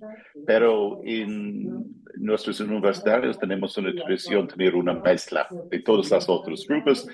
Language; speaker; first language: Spanish; non-native, fluent; English